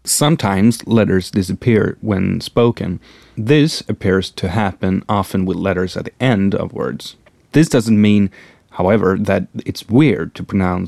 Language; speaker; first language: English; non-native, fluent; Swedish